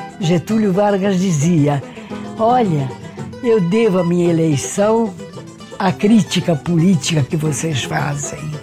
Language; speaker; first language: Portuguese; early bilingual, other home language; Hungarian